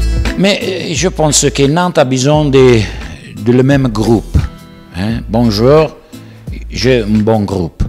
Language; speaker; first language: French; non-native, learner; Italian